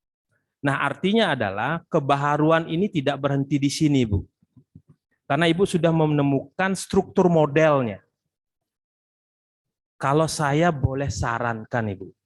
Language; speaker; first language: Indonesian; native; Indonesian